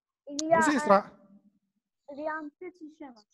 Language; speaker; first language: French; non-native, learner; Arabic